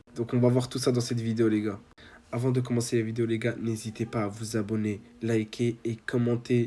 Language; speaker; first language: French; native; French